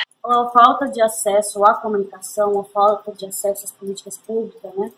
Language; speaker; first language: Portuguese; native; Portuguese